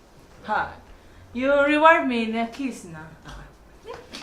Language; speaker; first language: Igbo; non-native, learner; Filipino